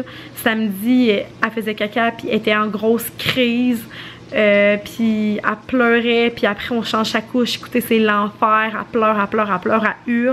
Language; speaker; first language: French; native; French